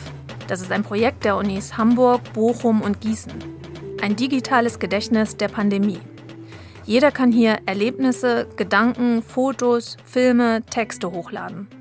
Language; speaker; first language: German; native; German